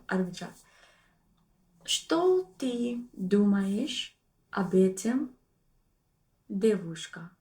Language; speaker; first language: Russian; non-native, learner; English